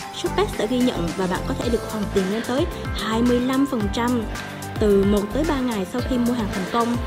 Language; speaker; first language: Vietnamese; native; Vietnamese